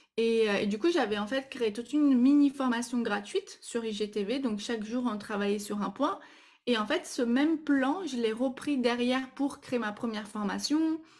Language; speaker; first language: French; non-native, fluent; Portuguese